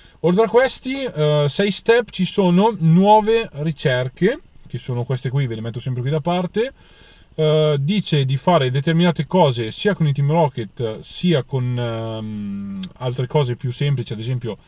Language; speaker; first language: Italian; native; Italian